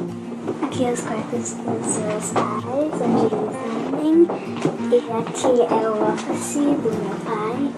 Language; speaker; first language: Portuguese; early bilingual, heritage; Portuguese